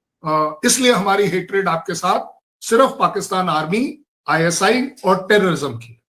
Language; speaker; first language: Hindi; native; Hindi